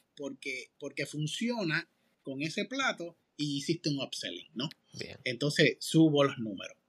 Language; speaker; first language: Spanish; native; Spanish